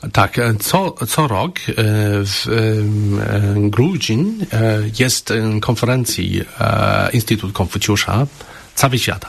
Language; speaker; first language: Polish; non-native, learner; Chinese